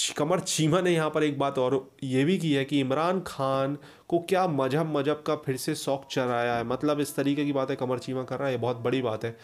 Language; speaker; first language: Hindi; native; Hindi